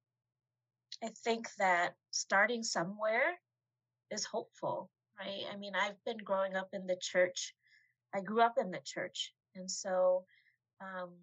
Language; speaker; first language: English; native; English